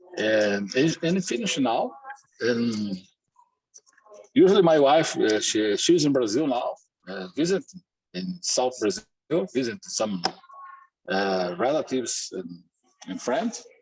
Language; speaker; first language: English; non-native, learner; Portuguese